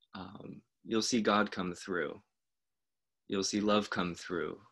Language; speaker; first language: English; native; English